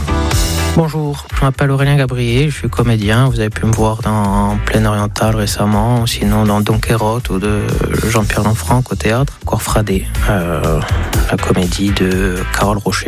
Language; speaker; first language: French; native; French